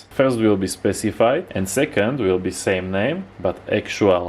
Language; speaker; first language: English; non-native, fluent; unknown